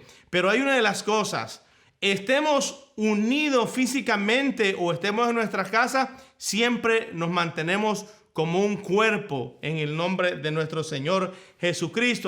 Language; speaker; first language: Spanish; native; Spanish